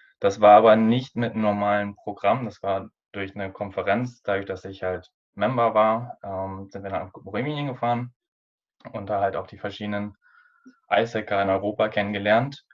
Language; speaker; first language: German; native; German